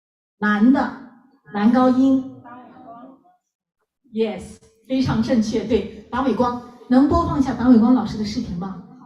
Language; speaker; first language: Chinese; native; Chinese